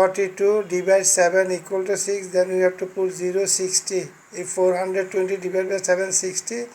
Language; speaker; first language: English; non-native, fluent; Bangla